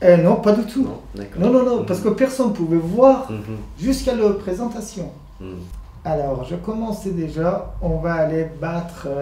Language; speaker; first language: French; non-native, fluent; Persian